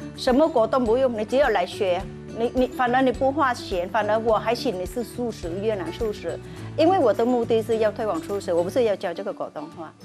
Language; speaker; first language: Chinese; non-native, learner; Vietnamese